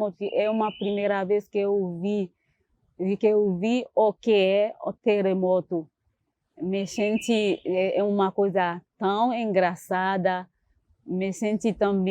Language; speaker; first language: Portuguese; non-native, learner; Haitian Creole